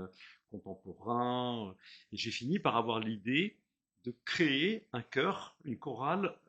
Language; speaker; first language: French; native; French